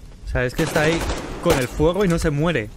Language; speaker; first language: Spanish; native; Spanish